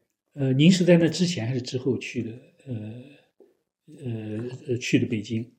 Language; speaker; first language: Chinese; native; Chinese